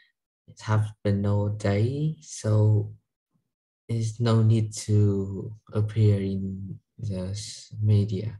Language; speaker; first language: English; non-native, learner; Vietnamese